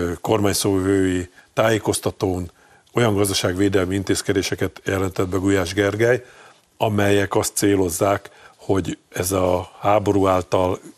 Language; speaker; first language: Hungarian; native; Hungarian